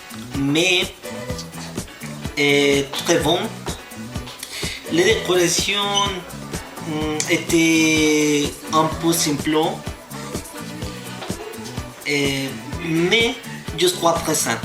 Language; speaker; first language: French; non-native, learner; Spanish